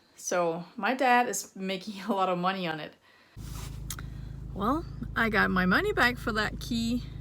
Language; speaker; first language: English; non-native, fluent; Danish